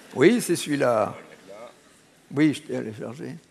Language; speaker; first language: French; native; French